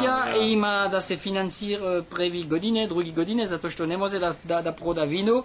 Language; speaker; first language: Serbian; non-native, learner; French